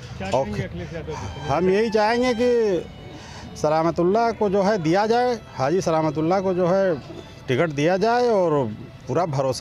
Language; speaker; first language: Hindi; native; Hindi